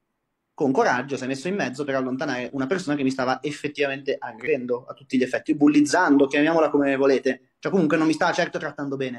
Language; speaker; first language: Italian; native; Italian